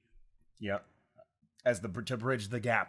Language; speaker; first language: English; native; English